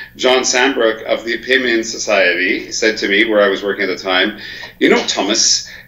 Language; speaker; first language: English; native; English